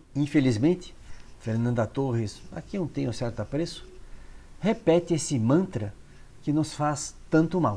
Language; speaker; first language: Portuguese; native; Portuguese